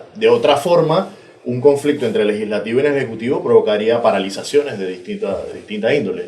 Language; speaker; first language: Spanish; native; Spanish